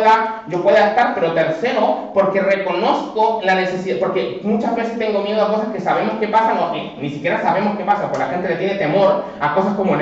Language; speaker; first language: Spanish; native; Spanish